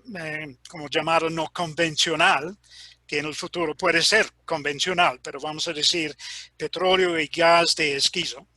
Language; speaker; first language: Spanish; non-native, fluent; English